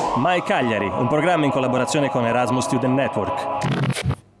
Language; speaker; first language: Italian; native; Italian